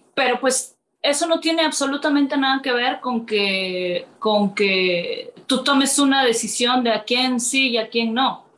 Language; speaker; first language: Spanish; native; Spanish